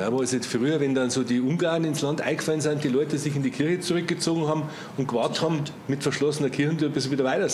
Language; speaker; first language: German; native; German